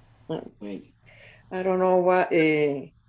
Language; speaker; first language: English; non-native, learner; Spanish